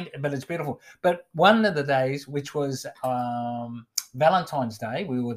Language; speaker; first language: English; native; English